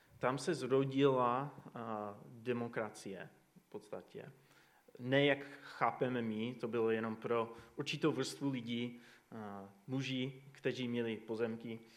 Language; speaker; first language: Czech; non-native, fluent; English